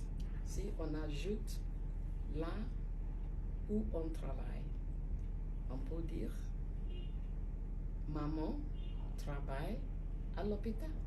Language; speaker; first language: French; non-native, fluent; Igbo